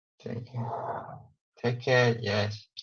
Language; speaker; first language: English; non-native, learner; Vietnamese